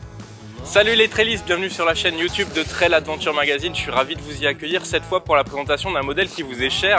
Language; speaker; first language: French; native; French